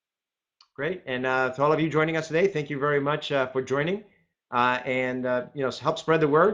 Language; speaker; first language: English; native; English